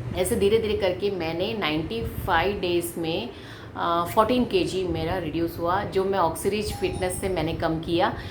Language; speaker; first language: Hindi; non-native, local second language; Malayalam